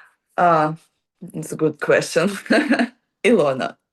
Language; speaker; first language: English; non-native, learner; Ukrainian